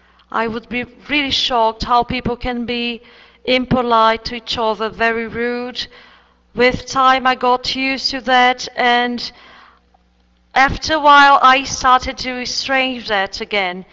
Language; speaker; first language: English; non-native, fluent; Portuguese